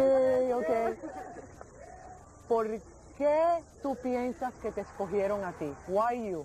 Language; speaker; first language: Spanish; native; Spanish